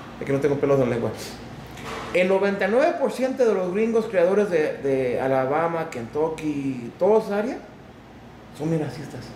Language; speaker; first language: Spanish; early bilingual, heritage; Spanish